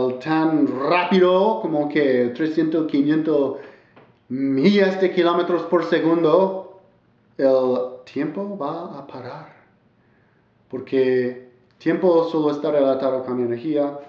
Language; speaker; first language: Spanish; non-native, learner; English